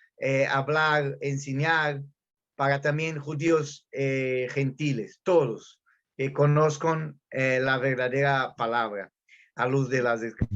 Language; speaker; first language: Spanish; non-native, learner; Portuguese